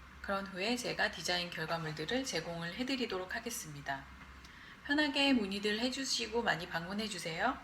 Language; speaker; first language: Korean; native; Korean